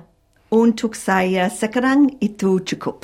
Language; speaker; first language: Indonesian; non-native, fluent; English